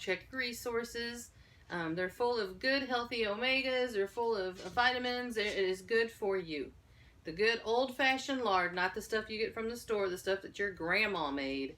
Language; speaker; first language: English; native; English